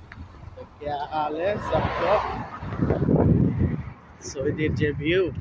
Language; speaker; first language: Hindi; non-native, learner; Bangla